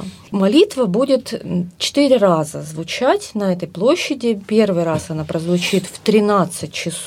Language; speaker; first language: Russian; native; Russian